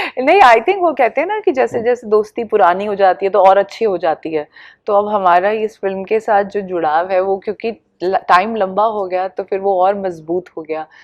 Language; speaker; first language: Hindi; non-native, local second language; Punjabi